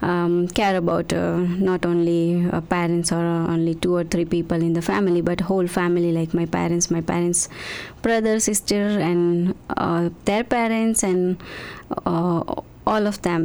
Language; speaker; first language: English; non-native, local second language; Gujarati